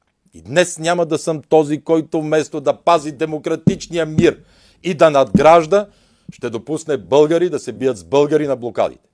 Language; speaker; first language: Bulgarian; native; Bulgarian